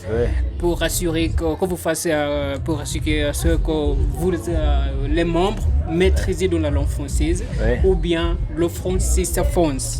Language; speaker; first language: French; non-native, learner; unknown